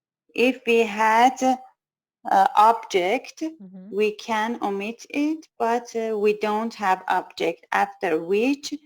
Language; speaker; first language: English; non-native, learner; Persian